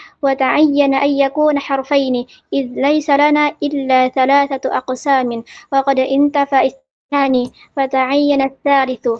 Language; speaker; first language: Arabic; non-native, learner; Indonesian